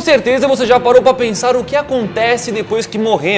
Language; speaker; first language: Portuguese; native; Portuguese